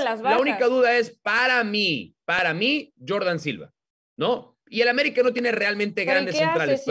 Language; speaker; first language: Spanish; native; Spanish